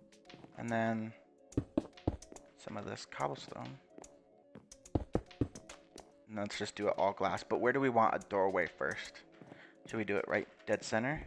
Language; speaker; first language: English; native; English